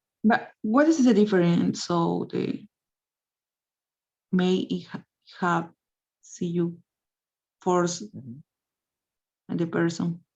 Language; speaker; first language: English; non-native, learner; Spanish